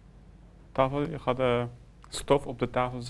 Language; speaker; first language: Dutch; non-native, learner; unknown